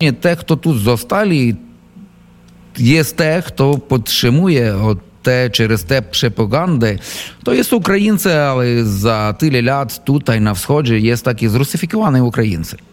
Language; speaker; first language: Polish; non-native, learner; Ukrainian